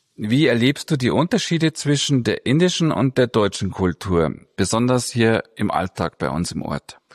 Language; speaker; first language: German; native; German